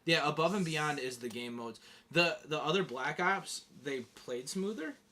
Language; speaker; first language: English; native; English